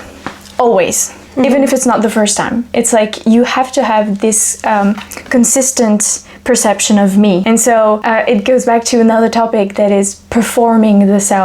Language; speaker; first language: English; non-native, fluent; French